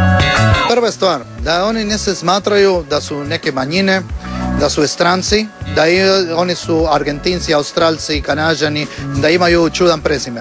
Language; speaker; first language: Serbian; non-native, learner; Spanish